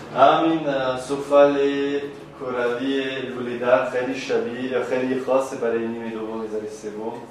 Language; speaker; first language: Persian; non-native, fluent; French